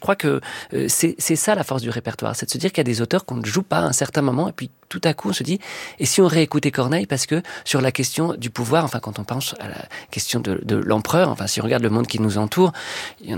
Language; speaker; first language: French; native; French